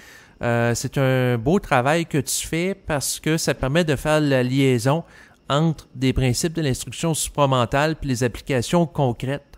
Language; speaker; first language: French; native; French